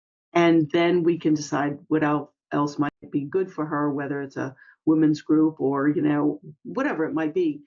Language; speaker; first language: English; native; English